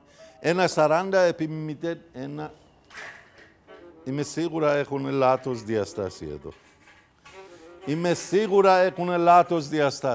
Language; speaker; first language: Greek; non-native, fluent; Persian